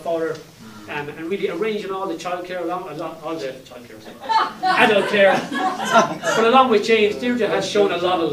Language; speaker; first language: English; native; English